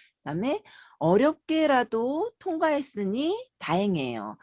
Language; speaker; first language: Korean; native; Korean